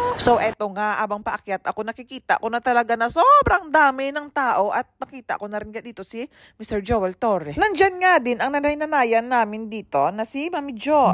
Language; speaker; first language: Filipino; non-native, local second language; Hiligaynon